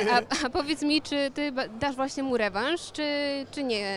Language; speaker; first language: Polish; native; Polish